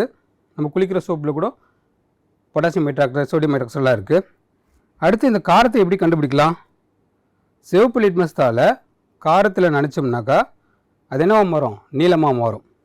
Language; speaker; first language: Tamil; native; Tamil